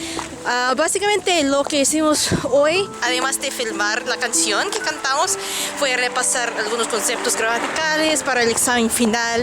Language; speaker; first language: Spanish; non-native, fluent; English